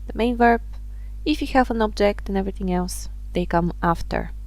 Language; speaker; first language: English; non-native, fluent; Bulgarian